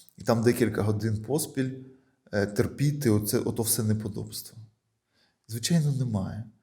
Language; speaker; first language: Ukrainian; non-native, local second language; Russian